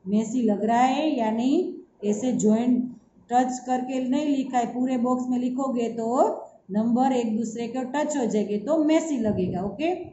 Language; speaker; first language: Hindi; non-native, local second language; Gujarati